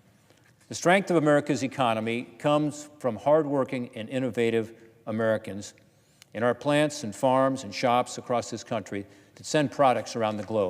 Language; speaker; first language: English; native; English